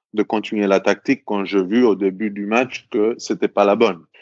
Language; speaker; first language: French; non-native, fluent; Greek